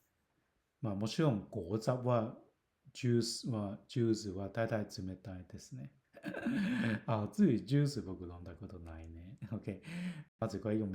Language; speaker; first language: Japanese; non-native, fluent; Cantonese